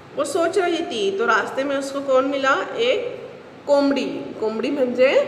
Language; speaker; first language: Hindi; non-native, local second language; Marathi